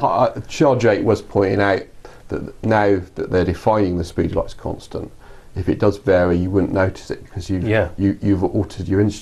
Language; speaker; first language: English; native; English